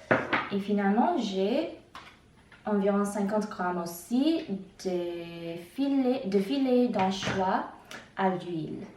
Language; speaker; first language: French; non-native, learner; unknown